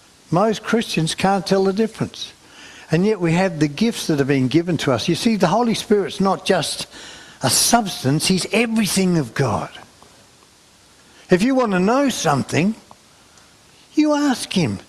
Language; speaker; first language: English; native; English